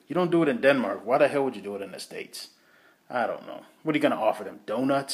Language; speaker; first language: English; native; English